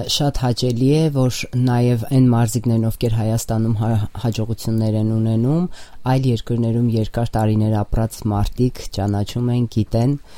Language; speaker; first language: Armenian; native; Armenian